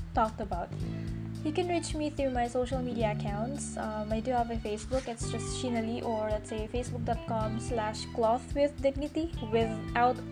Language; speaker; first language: English; non-native, local second language; Cebuano